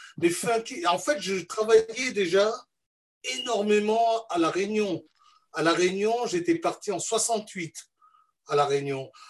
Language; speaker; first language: French; non-native, local second language; Malagasy